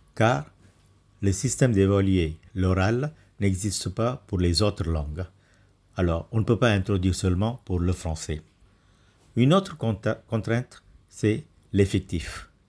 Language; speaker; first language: French; non-native, fluent; Tamil